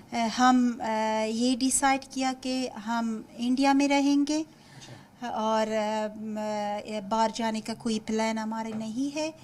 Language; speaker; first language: Hindi; non-native, fluent; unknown